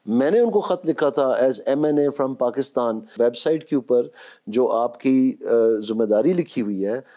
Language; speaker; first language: Urdu; non-native, local second language; Punjabi